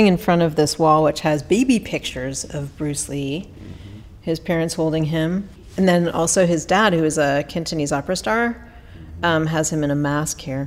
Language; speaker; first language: English; native; English